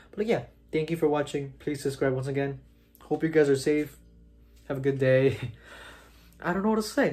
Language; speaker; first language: English; early bilingual, other home language; Spanish